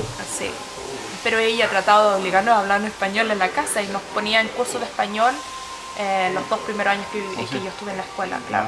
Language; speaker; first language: Spanish; early bilingual, heritage; Swedish